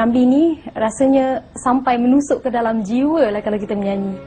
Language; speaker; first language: Malay; native; Malay